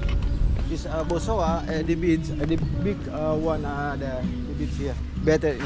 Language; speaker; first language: English; non-native, learner; Indonesian